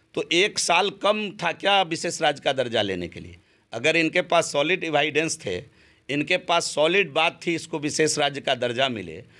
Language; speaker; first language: Hindi; native; Hindi